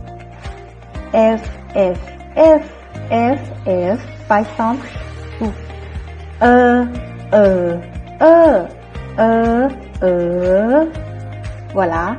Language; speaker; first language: French; non-native, fluent; Thai